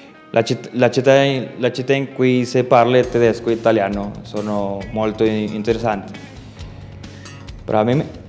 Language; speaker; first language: Italian; non-native, learner; Spanish